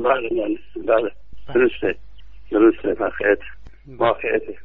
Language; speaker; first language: Persian; non-native, local second language; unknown